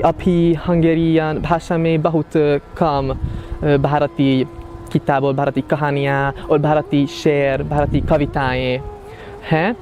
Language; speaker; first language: Hindi; non-native, fluent; Hungarian